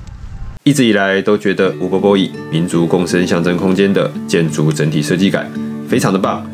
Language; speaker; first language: Chinese; native; Chinese